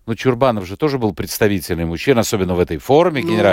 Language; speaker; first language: Russian; native; Russian